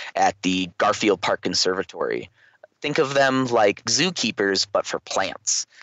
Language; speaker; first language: English; native; English